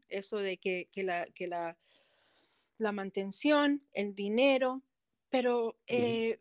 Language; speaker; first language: Spanish; early bilingual, heritage; Spanish